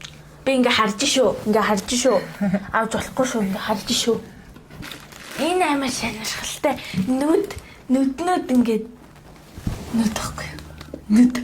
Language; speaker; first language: Mongolian; early bilingual, heritage; Mongolian